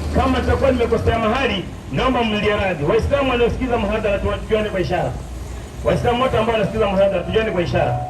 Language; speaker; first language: Swahili; non-native, local second language; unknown